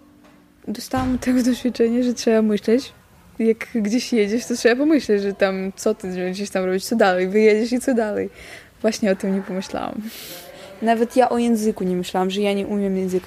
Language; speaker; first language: Polish; non-native, learner; Ukrainian